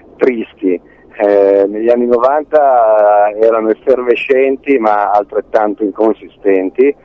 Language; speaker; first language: Italian; native; Italian